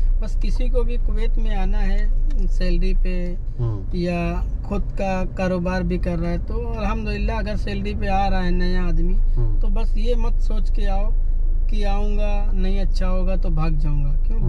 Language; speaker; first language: Hindi; native; Hindi